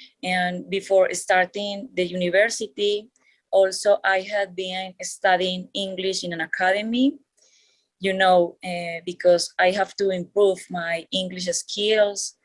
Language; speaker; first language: English; non-native, learner; Spanish